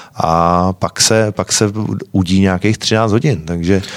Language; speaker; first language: Czech; native; Czech